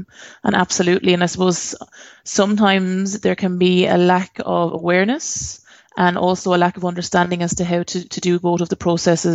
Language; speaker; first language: English; native; English